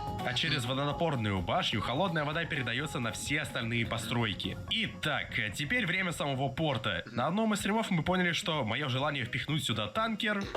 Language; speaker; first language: Russian; native; Russian